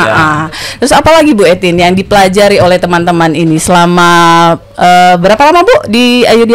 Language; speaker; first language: Indonesian; native; Indonesian